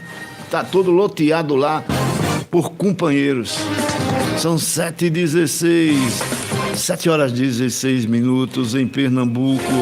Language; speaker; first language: Portuguese; native; Portuguese